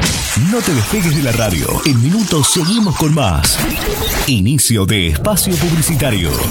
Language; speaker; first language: Spanish; native; Spanish